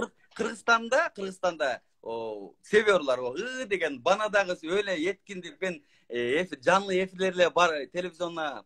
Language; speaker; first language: Turkish; non-native, learner; Kyrgyz